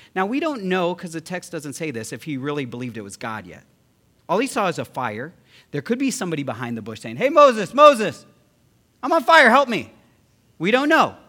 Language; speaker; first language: English; early bilingual, other home language; Filipino